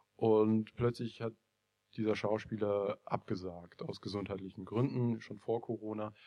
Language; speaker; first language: German; native; German